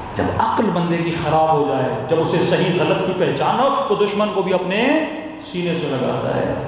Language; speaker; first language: Urdu; early bilingual, heritage; Urdu